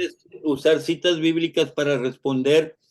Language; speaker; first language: Spanish; native; Spanish